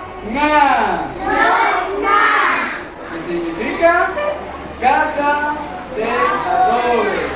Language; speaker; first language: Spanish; non-native, local second language; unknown